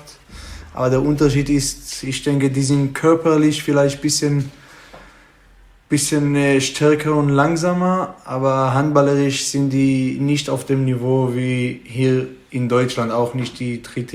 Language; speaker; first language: German; non-native, fluent; Hebrew